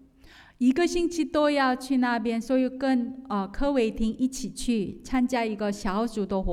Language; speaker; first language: Chinese; non-native, fluent; Korean